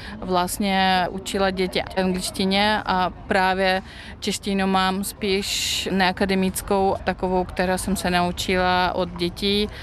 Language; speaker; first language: Czech; non-native, fluent; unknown